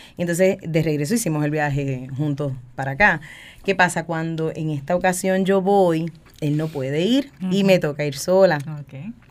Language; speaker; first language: Spanish; native; Spanish